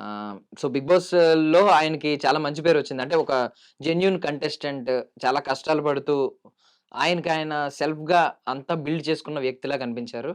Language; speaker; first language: Telugu; native; Telugu